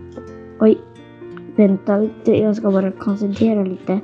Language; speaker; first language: Swedish; non-native, fluent; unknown